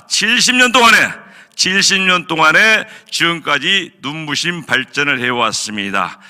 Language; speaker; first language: Korean; native; Korean